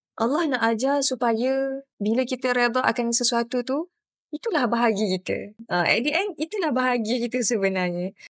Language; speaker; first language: Malay; native; Malay